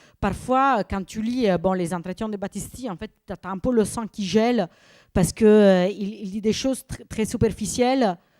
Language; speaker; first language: French; non-native, fluent; Italian